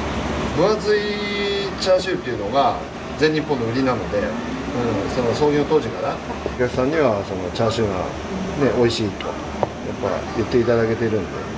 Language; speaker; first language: Japanese; native; Japanese